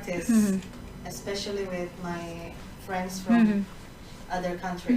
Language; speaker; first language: English; non-native, fluent; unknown